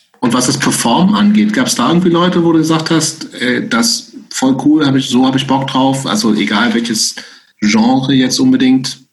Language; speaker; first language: German; native; German